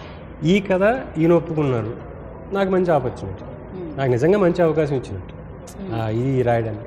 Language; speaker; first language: Telugu; native; Telugu